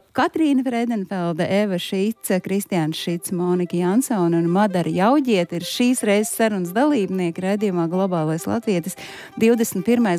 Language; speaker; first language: Latvian; native; Latvian